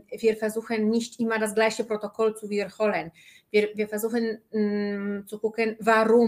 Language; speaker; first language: German; non-native, fluent; Polish